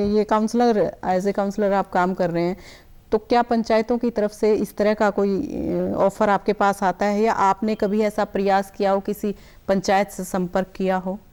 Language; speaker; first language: Hindi; native; Hindi